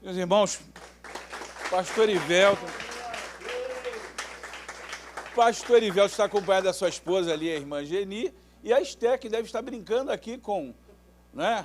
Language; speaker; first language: Portuguese; native; Portuguese